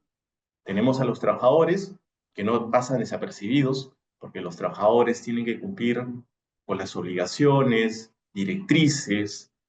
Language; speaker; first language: Spanish; native; Spanish